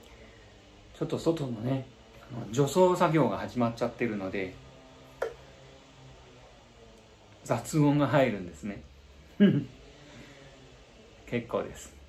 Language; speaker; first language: Japanese; non-native, fluent; Chinese